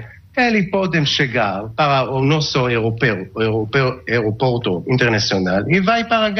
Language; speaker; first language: Portuguese; non-native, learner; Hebrew